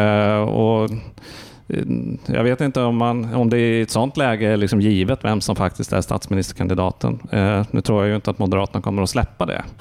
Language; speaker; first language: Swedish; native; Swedish